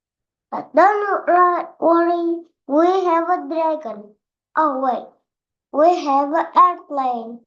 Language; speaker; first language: English; non-native, learner; Indonesian